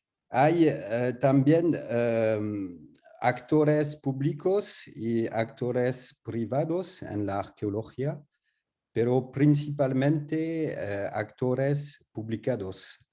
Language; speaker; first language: Spanish; non-native, learner; French